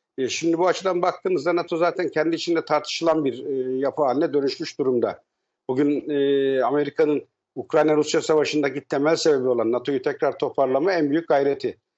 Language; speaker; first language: Turkish; native; Turkish